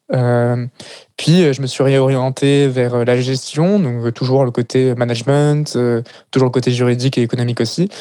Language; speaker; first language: French; native; French